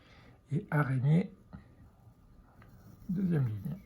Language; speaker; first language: French; native; French